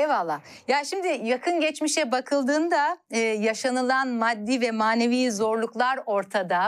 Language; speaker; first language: Turkish; native; Turkish